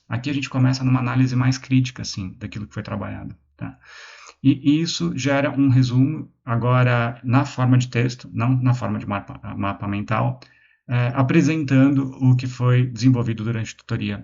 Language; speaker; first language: Portuguese; native; Portuguese